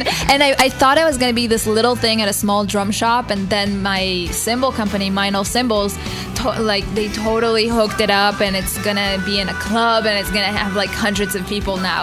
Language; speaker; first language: English; non-native, fluent; Hebrew